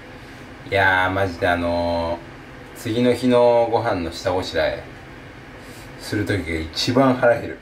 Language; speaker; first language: Japanese; native; Japanese